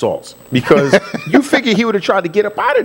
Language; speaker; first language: English; native; English